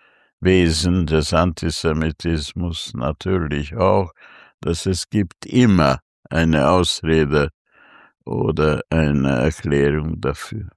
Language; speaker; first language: German; non-native, fluent; Hungarian